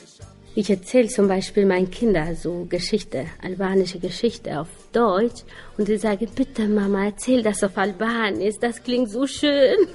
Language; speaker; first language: German; non-native, learner; Albanian